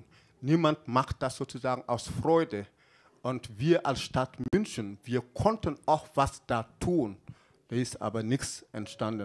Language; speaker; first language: German; non-native, fluent; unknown